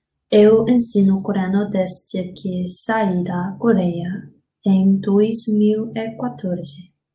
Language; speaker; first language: Portuguese; non-native, learner; Korean